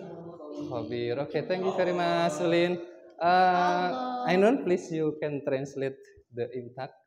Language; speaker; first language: English; non-native, learner; Indonesian